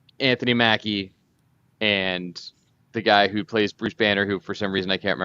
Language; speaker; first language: English; native; English